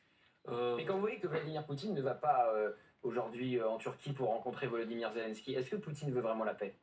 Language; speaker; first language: French; native; French